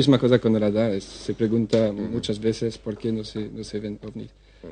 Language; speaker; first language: Spanish; non-native, fluent; French